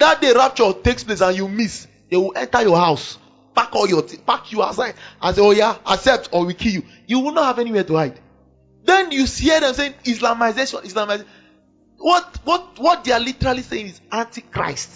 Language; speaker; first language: English; non-native, local second language; Igbo